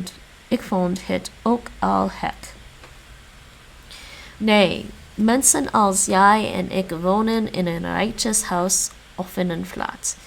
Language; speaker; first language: Dutch; non-native, learner; English